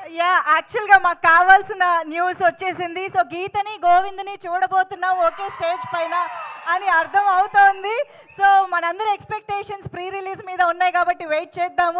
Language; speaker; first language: Telugu; native; Telugu